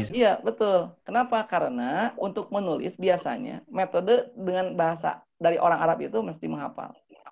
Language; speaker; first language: Indonesian; native; Indonesian